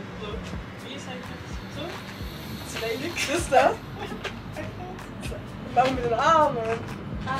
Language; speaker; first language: German; non-native, learner; French